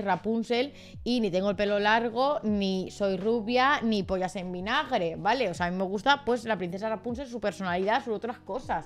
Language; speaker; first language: Spanish; native; Spanish